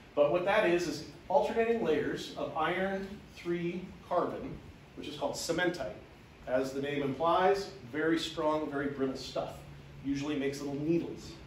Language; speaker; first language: English; native; English